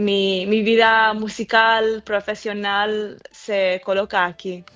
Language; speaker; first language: Spanish; early bilingual, heritage; English